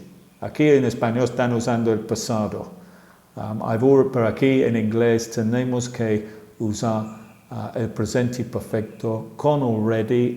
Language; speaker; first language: Spanish; non-native, fluent; English